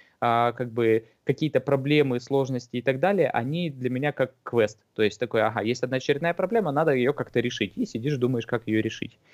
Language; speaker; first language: Russian; native; Russian